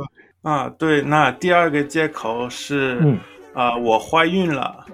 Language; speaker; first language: Chinese; non-native, fluent; English